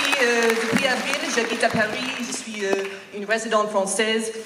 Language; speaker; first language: French; non-native, learner; English